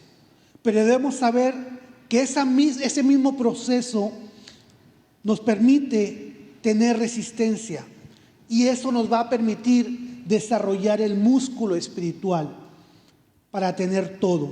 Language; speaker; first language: Spanish; native; Spanish